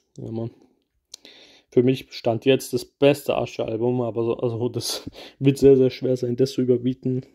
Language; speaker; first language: German; early bilingual, other home language; Kurdish